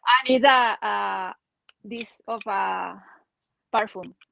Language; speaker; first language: English; non-native, learner; Spanish